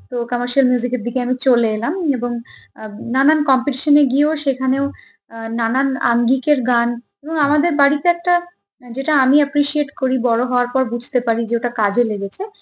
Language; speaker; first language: Bangla; native; Bangla